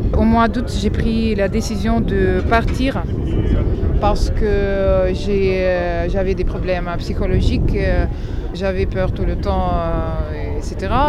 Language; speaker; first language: French; non-native, fluent; Russian